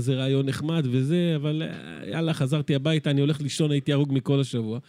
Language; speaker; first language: Hebrew; early bilingual, other home language; Spanish